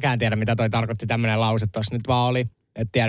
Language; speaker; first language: Finnish; native; Finnish